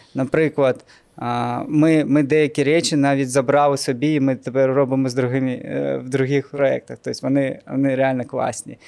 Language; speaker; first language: Ukrainian; non-native, local second language; Russian